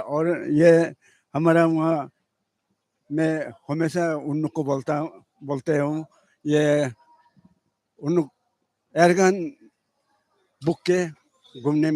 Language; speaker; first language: Hindi; non-native, local second language; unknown